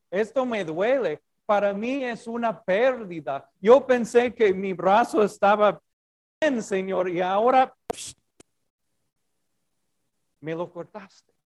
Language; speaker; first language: Spanish; non-native, fluent; English